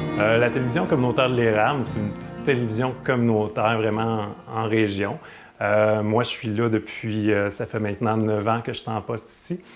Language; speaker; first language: French; native; French